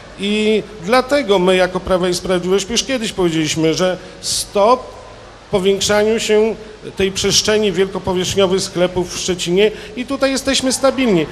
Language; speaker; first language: Polish; native; Polish